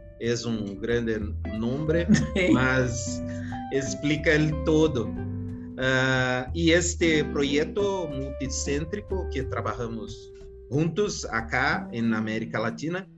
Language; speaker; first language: Spanish; non-native, learner; Portuguese